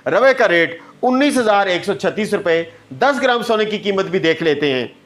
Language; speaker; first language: Urdu; non-native, local second language; Punjabi